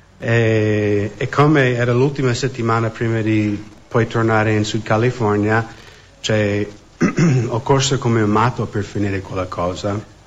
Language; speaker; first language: Italian; non-native, fluent; English